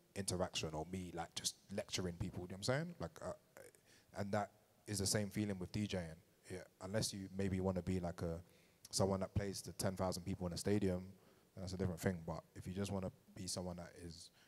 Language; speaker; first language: English; native; English